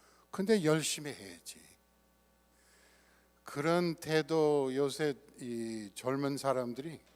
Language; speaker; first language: Korean; non-native, fluent; English